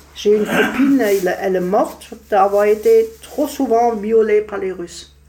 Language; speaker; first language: French; non-native, fluent; German